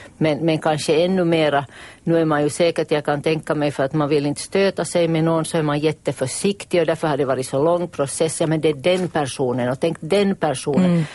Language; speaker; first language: Swedish; native; Swedish